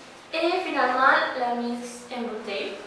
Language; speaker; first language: French; non-native, learner; Spanish